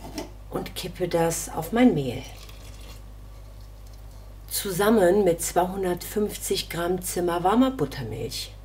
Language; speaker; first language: German; native; German